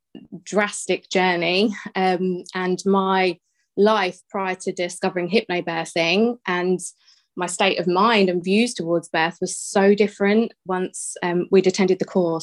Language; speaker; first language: English; native; English